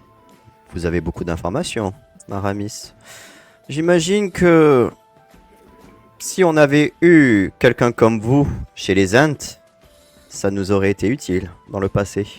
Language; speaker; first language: French; native; French